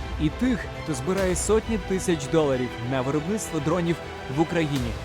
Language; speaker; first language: Ukrainian; native; Ukrainian